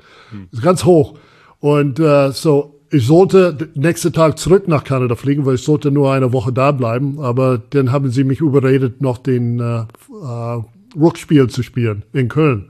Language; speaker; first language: German; non-native, fluent; English